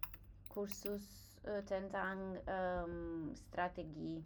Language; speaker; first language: Indonesian; non-native, learner; English